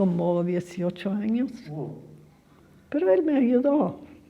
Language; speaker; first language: Spanish; early bilingual, other home language; English